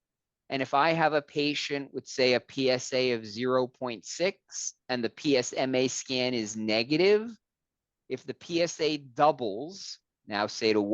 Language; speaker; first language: English; native; English